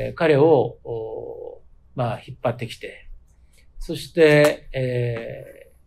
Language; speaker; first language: Japanese; native; Japanese